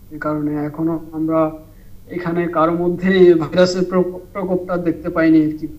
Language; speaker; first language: Bangla; native; Bangla